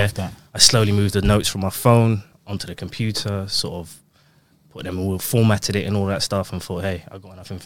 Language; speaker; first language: English; native; English